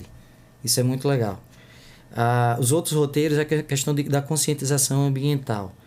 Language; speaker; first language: Portuguese; native; Portuguese